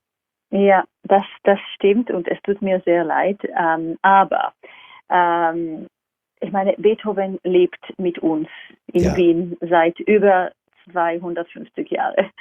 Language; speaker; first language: German; non-native, fluent; Hebrew